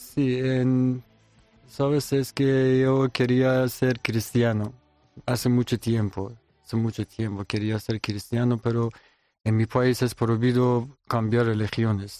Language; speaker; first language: Spanish; non-native, learner; Persian